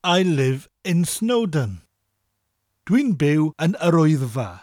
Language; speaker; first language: English; native; English